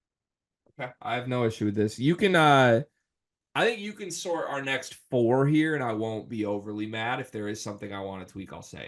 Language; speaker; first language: English; native; English